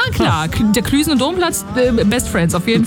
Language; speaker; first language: German; native; German